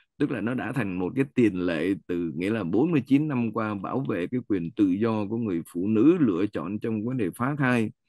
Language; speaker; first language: Vietnamese; native; Vietnamese